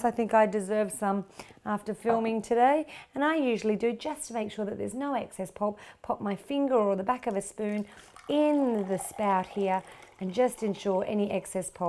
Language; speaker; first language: English; native; English